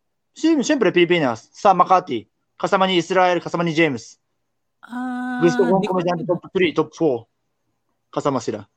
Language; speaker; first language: Filipino; non-native, learner; Japanese